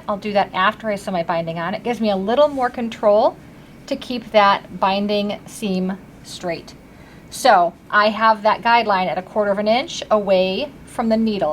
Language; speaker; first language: English; native; English